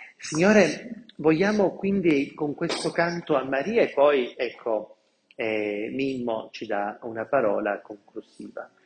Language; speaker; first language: Italian; non-native, local second language; Sicilian